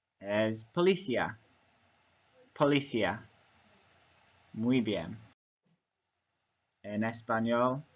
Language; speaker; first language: Spanish; non-native, learner; English